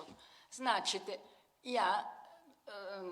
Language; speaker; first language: Russian; non-native, learner; Italian